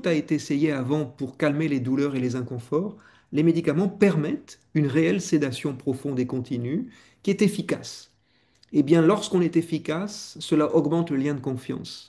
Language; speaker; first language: French; native; French